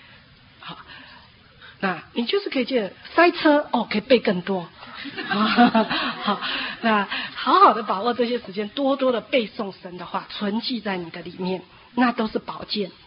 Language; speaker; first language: Chinese; native; Chinese